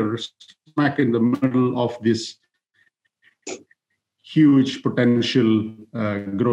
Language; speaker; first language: English; non-native, local second language; Malayalam